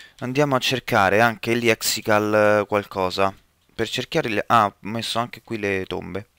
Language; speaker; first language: Italian; native; Italian